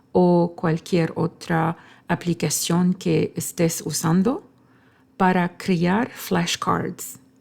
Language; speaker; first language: Spanish; non-native, fluent; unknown